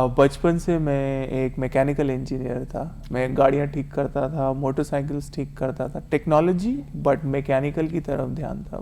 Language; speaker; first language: Hindi; native; Hindi